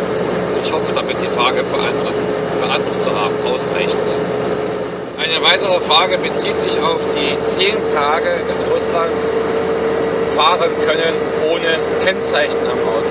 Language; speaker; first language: German; native; German